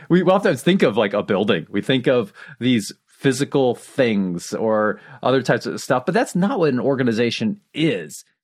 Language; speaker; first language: English; native; English